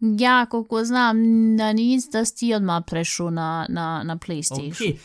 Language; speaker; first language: Bosnian; early bilingual, heritage; Bosnian